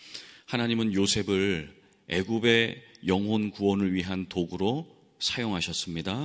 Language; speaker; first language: Korean; native; Korean